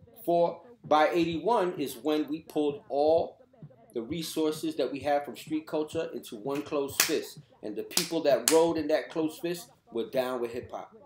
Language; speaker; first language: English; native; English